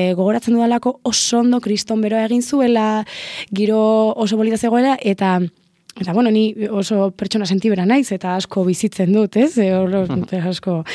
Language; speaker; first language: Basque; non-native, local second language; Spanish